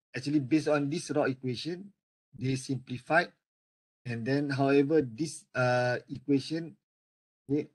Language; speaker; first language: English; non-native, local second language; Malay